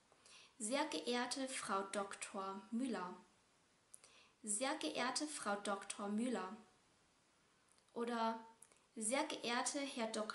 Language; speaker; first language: German; non-native, fluent; Vietnamese